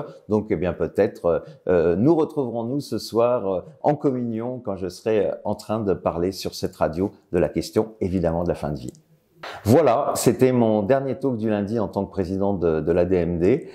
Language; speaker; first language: French; native; French